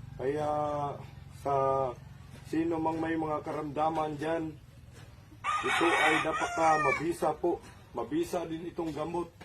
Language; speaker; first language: Filipino; non-native, local second language; Cebuano